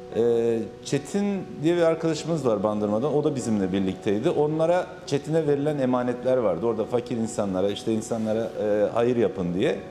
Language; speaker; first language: Turkish; native; Turkish